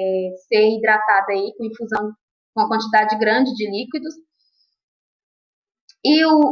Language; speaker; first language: Portuguese; native; Portuguese